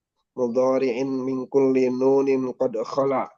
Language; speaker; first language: Arabic; non-native, learner; Indonesian